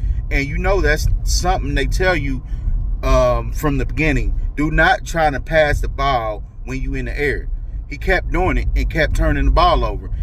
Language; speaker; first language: English; native; English